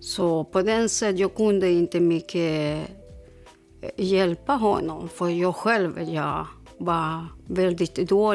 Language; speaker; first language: Swedish; non-native, learner; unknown